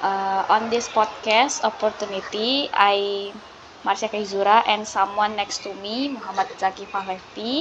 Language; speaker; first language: English; non-native, learner; Indonesian